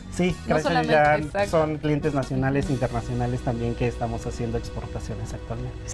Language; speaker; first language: Spanish; non-native, local second language; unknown